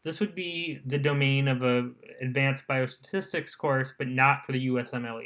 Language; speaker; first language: English; native; English